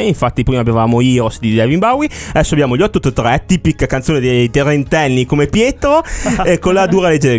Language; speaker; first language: Italian; native; Italian